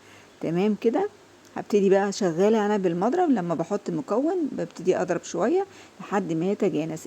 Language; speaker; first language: Arabic; native; Arabic